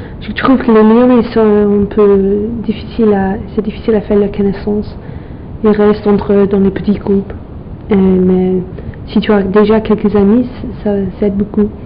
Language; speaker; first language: French; non-native, fluent; English